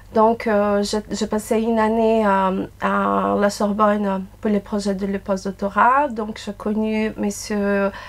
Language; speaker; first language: French; non-native, fluent; Portuguese